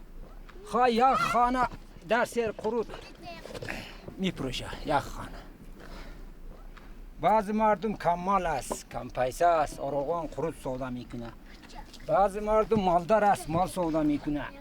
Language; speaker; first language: Persian; non-native, local second language; Kyrgyz